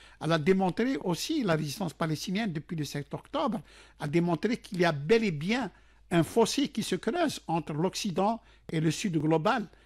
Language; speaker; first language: French; non-native, local second language; Arabic